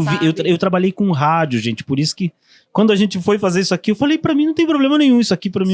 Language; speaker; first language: Portuguese; native; Portuguese